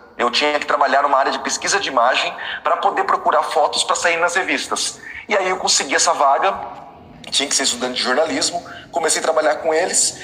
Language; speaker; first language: Portuguese; native; Portuguese